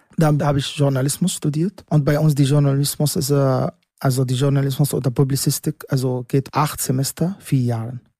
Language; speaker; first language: German; non-native, learner; Arabic